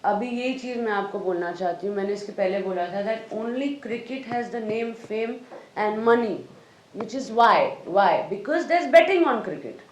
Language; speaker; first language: Hindi; native; Hindi